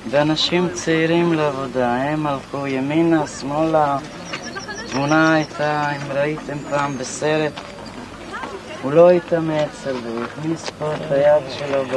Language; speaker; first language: Hebrew; non-native, fluent; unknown